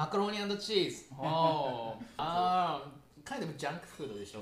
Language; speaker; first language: Japanese; native; Japanese